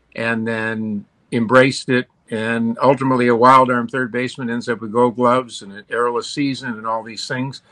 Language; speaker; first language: English; native; English